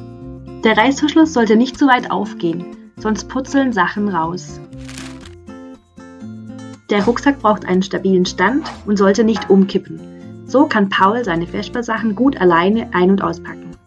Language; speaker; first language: German; native; German